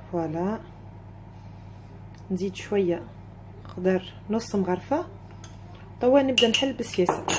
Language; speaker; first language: Arabic; native; Arabic